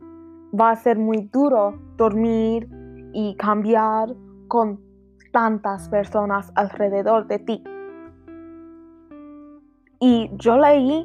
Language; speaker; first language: Spanish; non-native, learner; English